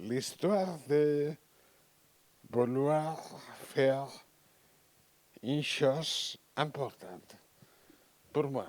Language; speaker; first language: French; non-native, learner; Catalan